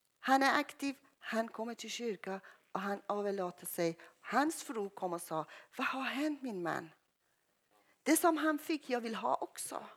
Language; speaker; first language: Swedish; non-native, fluent; Persian